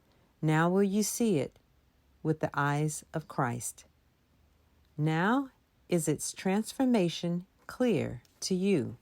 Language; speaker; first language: English; native; English